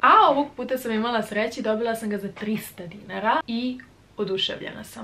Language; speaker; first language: Serbian; native; Serbian